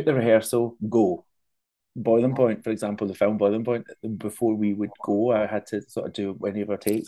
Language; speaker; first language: English; native; English